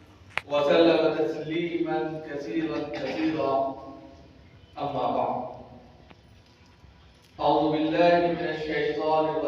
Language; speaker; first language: Urdu; native; Urdu